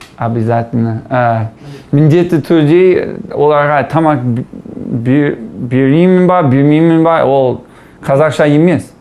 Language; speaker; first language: Kazakh; non-native, learner; English